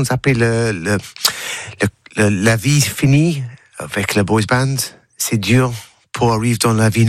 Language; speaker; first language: French; non-native, learner; English